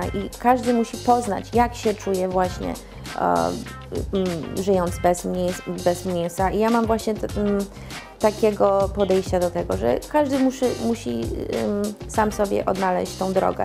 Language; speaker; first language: Polish; early bilingual, heritage; Polish